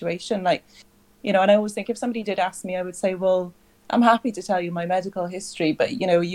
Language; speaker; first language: English; native; English